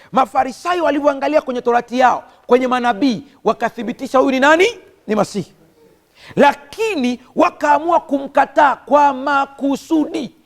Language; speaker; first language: Swahili; native; Swahili